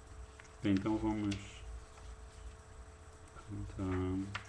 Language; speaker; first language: Portuguese; native; Portuguese